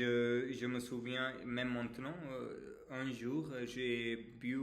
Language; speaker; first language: French; non-native, learner; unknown